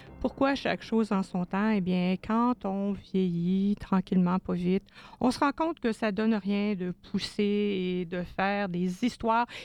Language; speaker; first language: French; native; French